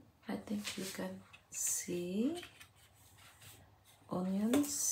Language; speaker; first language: English; non-native, learner; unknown